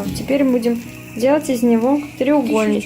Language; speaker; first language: Russian; native; Russian